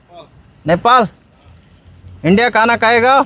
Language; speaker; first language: Hindi; non-native, local second language; Telugu